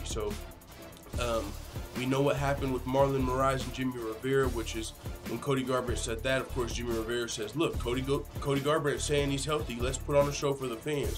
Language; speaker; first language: English; native; English